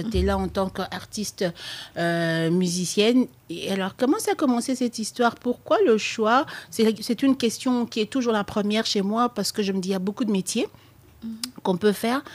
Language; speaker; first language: French; non-native, local second language; Lingala